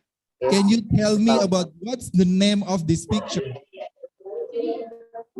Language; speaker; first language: English; non-native, learner; Indonesian